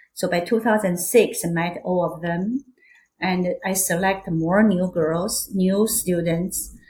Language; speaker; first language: English; non-native, fluent; Chinese